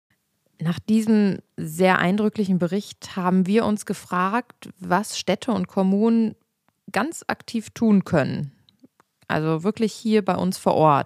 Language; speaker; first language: German; native; German